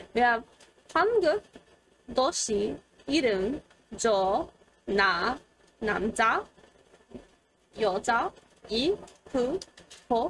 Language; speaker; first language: Korean; non-native, learner; English